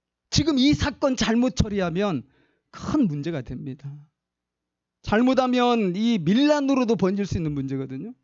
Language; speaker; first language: Korean; native; Korean